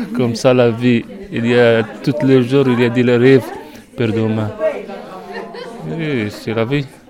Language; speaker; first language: French; non-native, local second language; Arabic